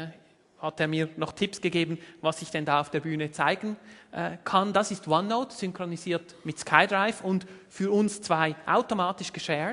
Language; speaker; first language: German; native; German